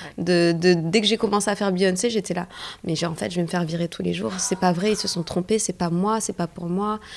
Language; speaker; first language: French; early bilingual, other home language; Arabic